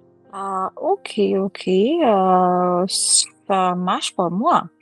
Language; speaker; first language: French; non-native, learner; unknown